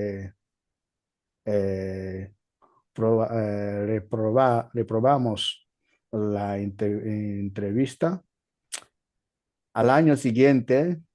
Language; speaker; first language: Spanish; non-native, learner; Igbo